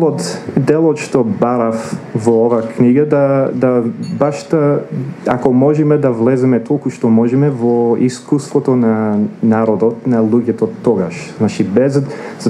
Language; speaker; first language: Macedonian; non-native, fluent; English